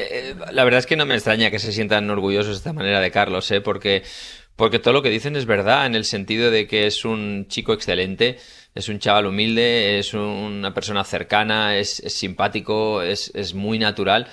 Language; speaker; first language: Spanish; native; Spanish